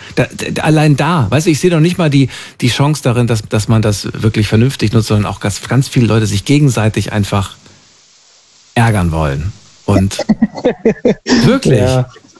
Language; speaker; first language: German; native; German